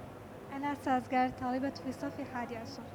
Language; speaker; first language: Arabic; non-native, learner; Central Kurdish